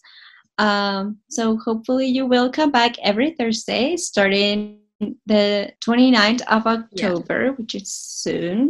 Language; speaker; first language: English; non-native, fluent; Spanish